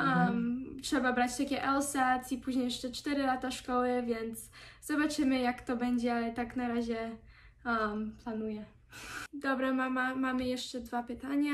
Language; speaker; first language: Polish; early bilingual, heritage; Polish